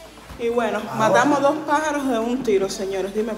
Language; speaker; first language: Spanish; native; Spanish